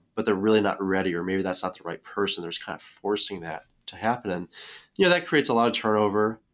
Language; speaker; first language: English; native; English